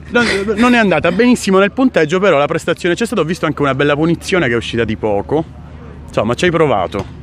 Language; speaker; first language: Italian; native; Italian